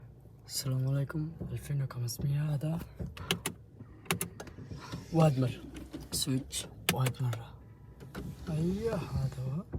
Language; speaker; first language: Arabic; non-native, learner; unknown